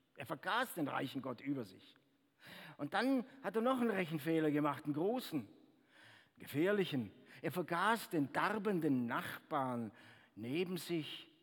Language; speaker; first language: German; native; German